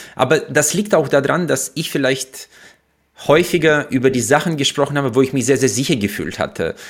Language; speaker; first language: German; non-native, fluent; Russian